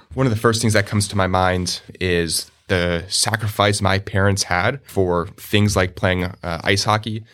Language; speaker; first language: English; native; English